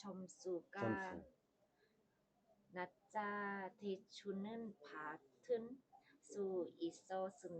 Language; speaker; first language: Korean; non-native, learner; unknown